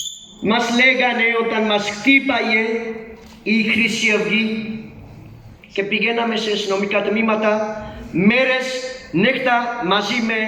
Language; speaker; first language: Greek; non-native, fluent; Urdu